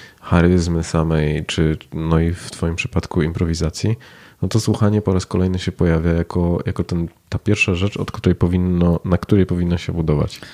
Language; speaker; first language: Polish; native; Polish